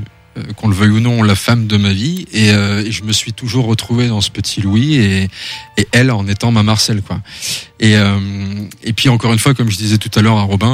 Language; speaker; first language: French; native; French